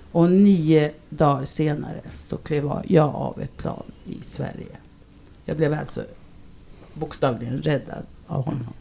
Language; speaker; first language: Swedish; early bilingual, other home language; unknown